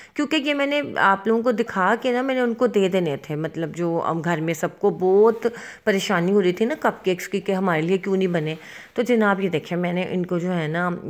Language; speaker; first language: Urdu; native; Urdu